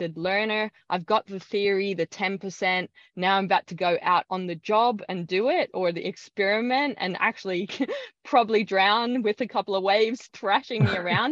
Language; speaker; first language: English; native; English